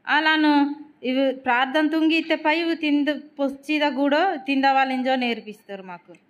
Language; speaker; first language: Telugu; non-native, local second language; Koya